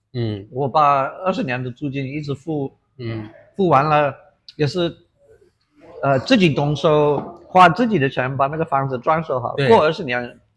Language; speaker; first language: Chinese; non-native, fluent; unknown